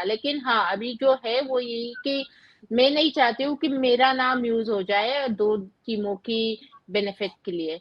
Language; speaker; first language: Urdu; non-native, fluent; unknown